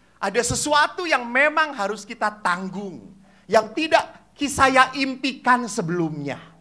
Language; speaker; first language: Indonesian; native; Indonesian